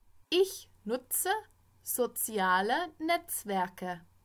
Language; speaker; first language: German; non-native, fluent; English